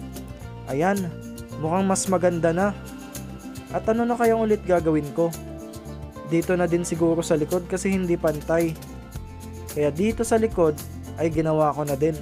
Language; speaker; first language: Filipino; native; Filipino